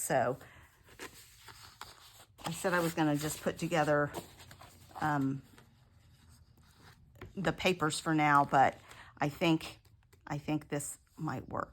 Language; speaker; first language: English; native; English